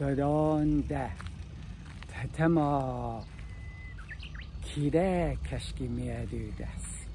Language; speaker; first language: Japanese; non-native, learner; English